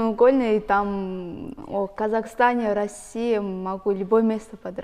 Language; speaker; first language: Russian; non-native, local second language; Kyrgyz